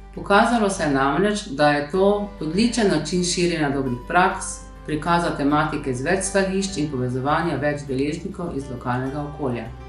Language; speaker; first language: Slovenian; native; Slovenian